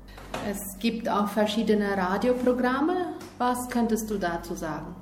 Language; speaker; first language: German; native; German